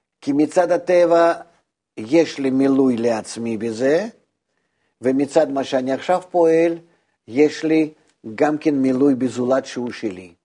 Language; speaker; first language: Hebrew; non-native, fluent; Russian